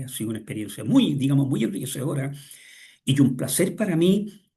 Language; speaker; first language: Spanish; native; Spanish